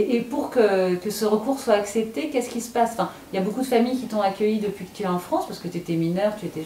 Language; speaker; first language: French; native; French